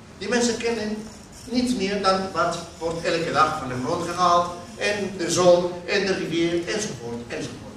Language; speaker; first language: Dutch; non-native, fluent; Spanish